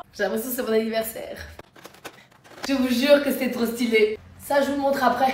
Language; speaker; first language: French; native; French